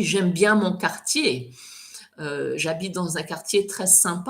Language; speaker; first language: French; non-native, fluent; English